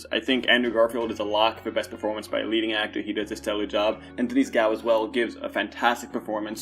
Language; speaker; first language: English; native; English